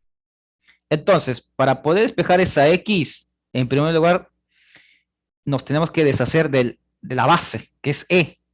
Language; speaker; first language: Spanish; native; Spanish